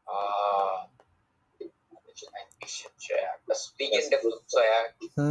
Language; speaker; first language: German; non-native, learner; Bangla